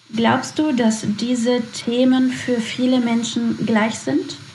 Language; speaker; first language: German; native; German